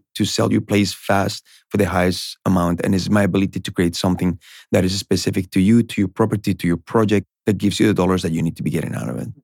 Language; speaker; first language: English; non-native, fluent; Spanish